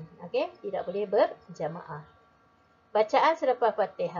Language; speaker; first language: Malay; native; Malay